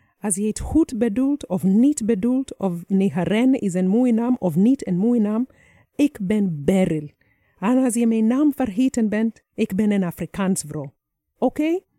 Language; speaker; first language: Dutch; non-native, fluent; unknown